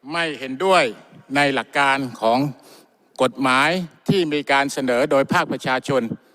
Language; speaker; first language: Thai; non-native, local second language; Malay